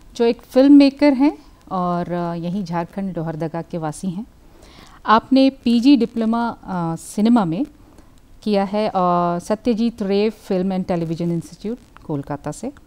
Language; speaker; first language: Hindi; native; Hindi